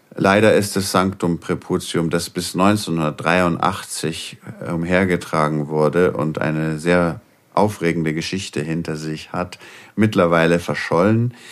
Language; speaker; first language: German; native; German